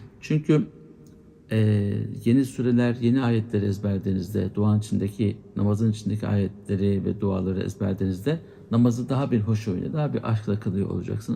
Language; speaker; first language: Turkish; native; Turkish